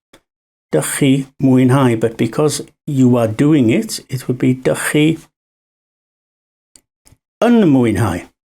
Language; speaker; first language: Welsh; non-native, learner; English